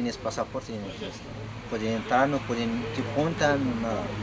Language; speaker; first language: Spanish; non-native, learner; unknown